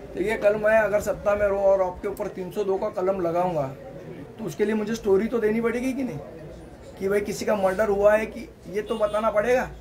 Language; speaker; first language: Hindi; non-native, local second language; Marathi